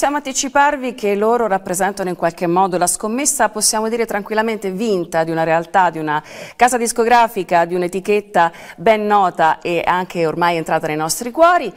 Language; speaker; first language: Italian; native; Italian